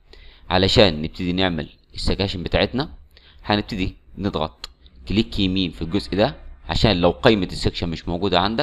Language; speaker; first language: Arabic; native; Arabic